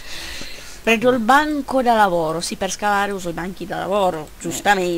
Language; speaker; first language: Italian; native; Italian